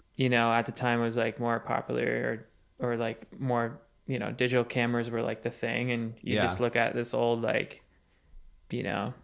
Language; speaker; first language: English; native; English